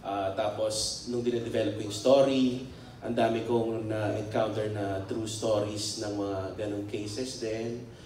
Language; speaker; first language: Filipino; native; Filipino